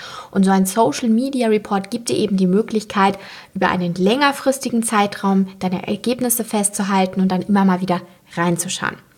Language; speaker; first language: German; native; German